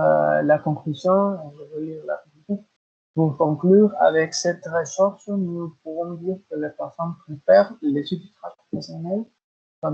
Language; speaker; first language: French; non-native, learner; Spanish